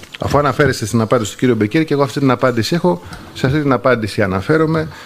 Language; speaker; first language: Greek; native; Greek